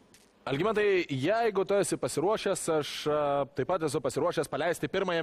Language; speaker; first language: Lithuanian; native; Lithuanian